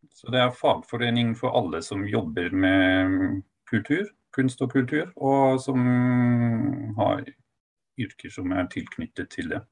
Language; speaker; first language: Norwegian; non-native, fluent; German